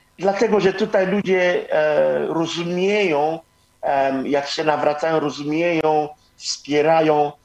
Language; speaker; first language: Polish; non-native, fluent; Igbo